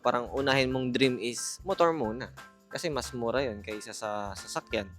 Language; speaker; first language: Filipino; native; Filipino